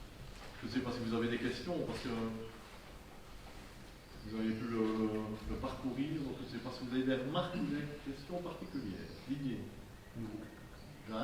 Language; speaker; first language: French; native; French